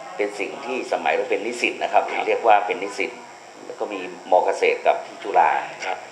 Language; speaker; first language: Thai; native; Thai